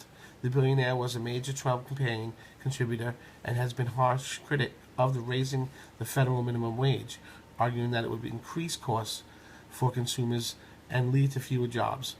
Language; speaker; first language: English; native; English